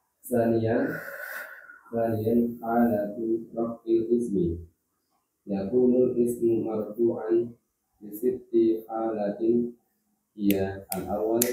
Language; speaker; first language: Arabic; non-native, learner; Indonesian